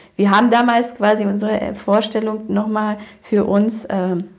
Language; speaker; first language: German; early bilingual, other home language; Romanian